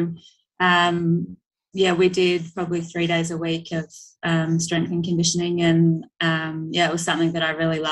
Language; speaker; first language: English; native; English